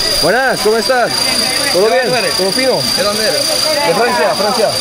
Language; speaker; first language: Spanish; non-native, fluent; French